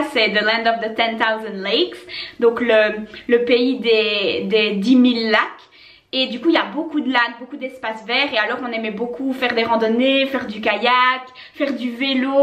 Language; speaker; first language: French; native; French